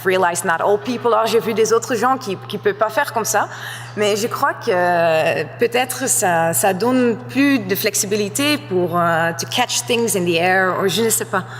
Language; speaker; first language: French; non-native, fluent; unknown